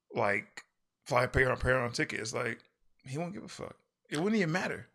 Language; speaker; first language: English; early bilingual, other home language; Yoruba